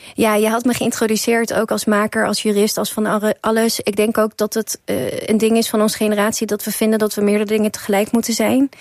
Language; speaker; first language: Dutch; early bilingual, other home language; Persian